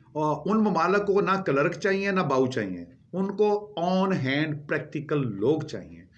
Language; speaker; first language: Urdu; non-native, local second language; Punjabi